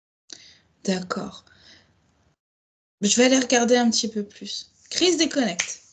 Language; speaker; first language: French; native; French